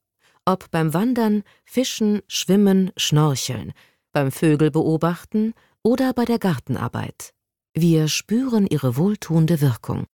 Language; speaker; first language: German; native; German